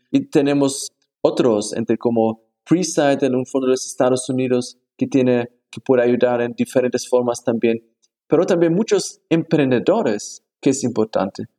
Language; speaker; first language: Spanish; non-native, fluent; German